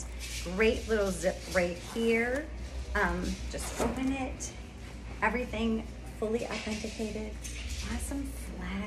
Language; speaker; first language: English; native; English